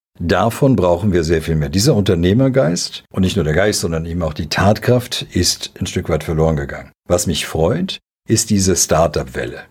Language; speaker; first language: German; early bilingual, other home language; Serbian